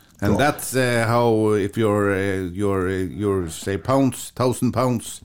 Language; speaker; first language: English; non-native, learner; Norwegian